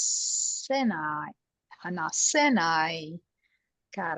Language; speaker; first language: Japanese; non-native, learner; English